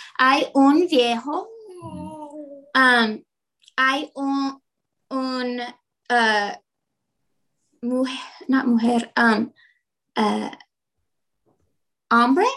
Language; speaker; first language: Spanish; non-native, learner; English